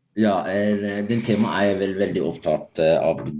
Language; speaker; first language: Norwegian; non-native, fluent; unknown